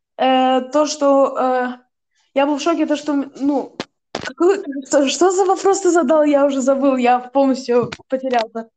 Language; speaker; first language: Russian; early bilingual, heritage; Russian